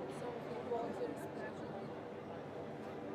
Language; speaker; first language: English; non-native, fluent; Persian